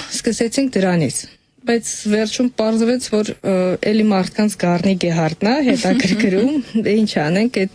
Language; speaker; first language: Armenian; non-native, fluent; Russian